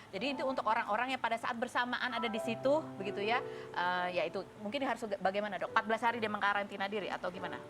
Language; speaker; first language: Indonesian; native; Indonesian